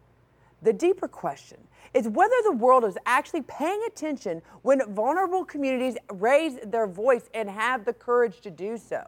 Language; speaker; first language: English; native; English